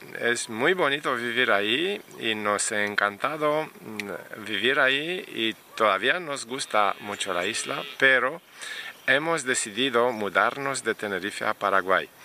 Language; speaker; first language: Spanish; non-native, fluent; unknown